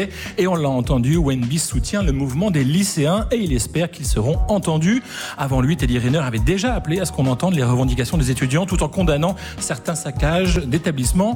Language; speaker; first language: French; native; French